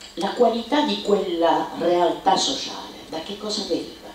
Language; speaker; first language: Italian; native; Italian